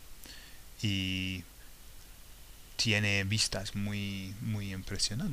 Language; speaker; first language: Spanish; non-native, fluent; English